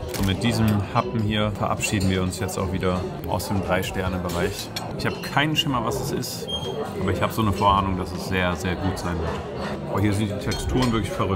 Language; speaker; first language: German; native; German